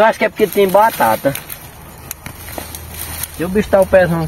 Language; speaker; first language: Portuguese; native; Portuguese